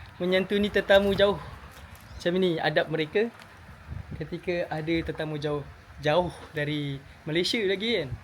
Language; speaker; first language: Malay; native; Malay